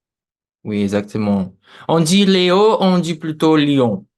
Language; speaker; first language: French; non-native, fluent; Portuguese